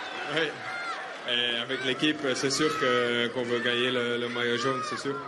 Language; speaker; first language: French; non-native, local second language; Dutch